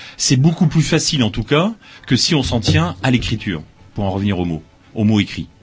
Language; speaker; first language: French; native; French